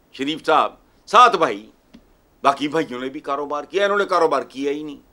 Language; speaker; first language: Urdu; non-native, local second language; Punjabi